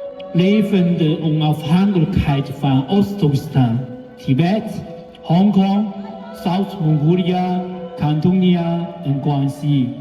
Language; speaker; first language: Dutch; non-native, learner; Cantonese